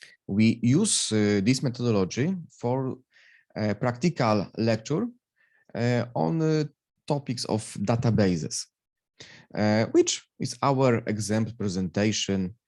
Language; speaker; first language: English; non-native, fluent; Polish